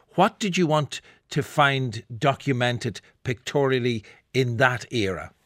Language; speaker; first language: English; native; English